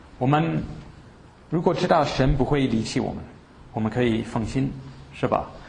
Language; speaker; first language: Chinese; early bilingual, heritage; Chinese